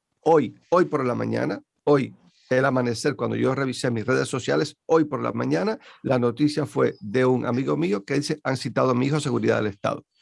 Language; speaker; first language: Spanish; native; Spanish